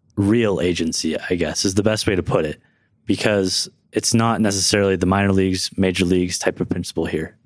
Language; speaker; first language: English; native; English